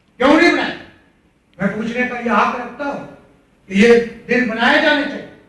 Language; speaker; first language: Urdu; non-native, local second language; Pahari-Potwari